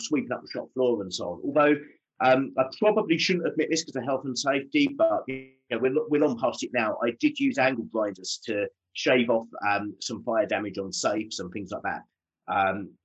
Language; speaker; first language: English; native; English